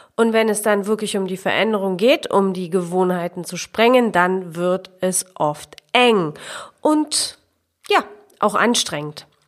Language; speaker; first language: German; early bilingual, other home language; Polish